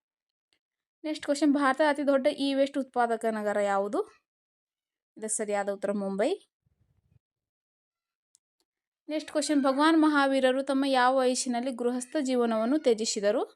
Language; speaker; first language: Kannada; native; Kannada